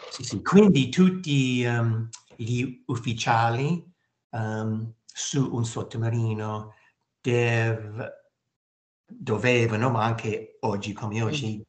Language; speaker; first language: Italian; non-native, learner; English